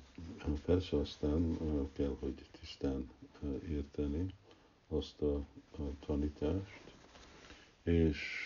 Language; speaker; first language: Hungarian; early bilingual, heritage; Hungarian